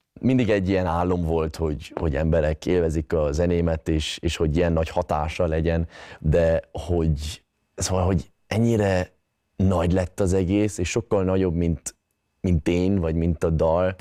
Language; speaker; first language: Hungarian; early bilingual, other home language; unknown